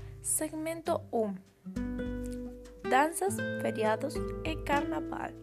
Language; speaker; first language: Spanish; non-native, learner; Portuguese